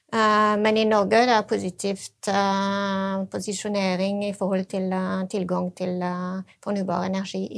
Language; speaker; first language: Norwegian; non-native, fluent; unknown